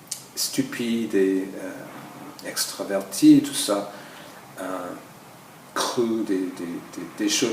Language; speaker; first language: French; non-native, fluent; English